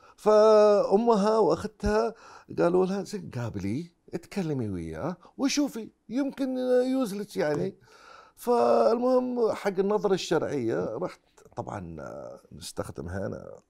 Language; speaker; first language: Arabic; non-native, fluent; Chinese